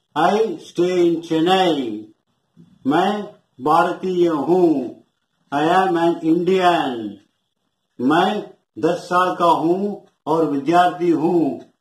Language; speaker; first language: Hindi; non-native, local second language; Tamil